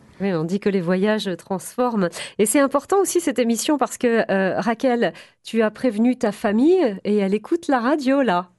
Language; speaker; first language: French; native; French